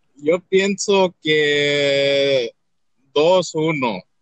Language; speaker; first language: Spanish; non-native, learner; English